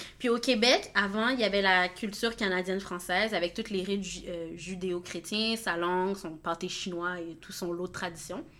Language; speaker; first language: French; native; French